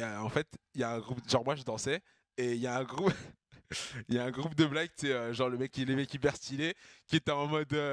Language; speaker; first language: French; native; French